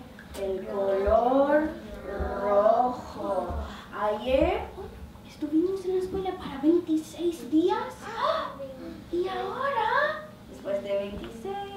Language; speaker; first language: Spanish; early bilingual, heritage; Spanish